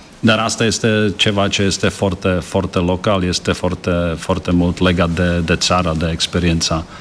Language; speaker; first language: Romanian; non-native, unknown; Czech